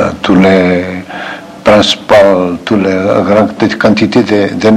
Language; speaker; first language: French; non-native, fluent; Portuguese